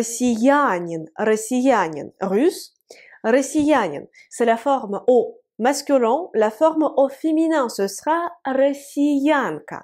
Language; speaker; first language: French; non-native, fluent; Russian